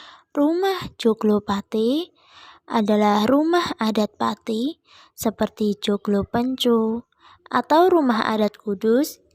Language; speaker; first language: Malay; non-native, local second language; Javanese